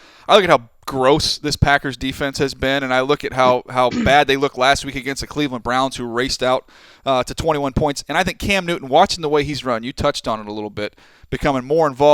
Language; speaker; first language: English; native; English